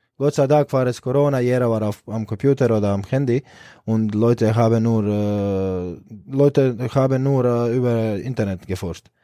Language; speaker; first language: German; non-native, fluent; Croatian